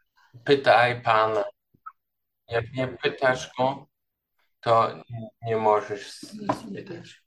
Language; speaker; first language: Polish; non-native, learner; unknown